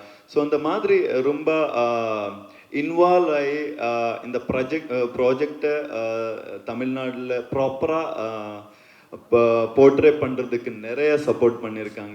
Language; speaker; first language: Tamil; non-native, learner; Kannada